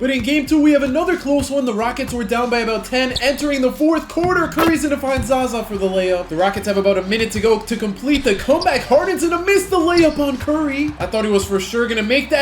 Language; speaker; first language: English; native; English